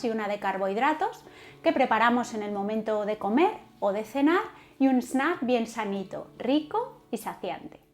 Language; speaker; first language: Spanish; native; Spanish